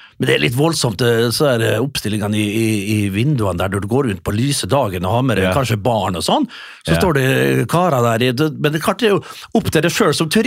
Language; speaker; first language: Norwegian; native; Norwegian